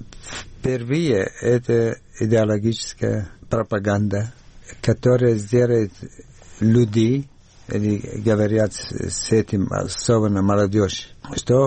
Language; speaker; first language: Russian; non-native, learner; Arabic